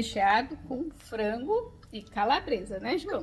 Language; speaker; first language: Portuguese; native; Portuguese